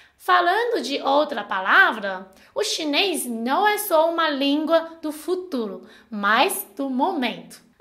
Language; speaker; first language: Portuguese; non-native, fluent; Chinese